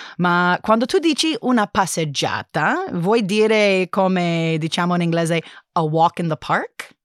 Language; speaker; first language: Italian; non-native, learner; English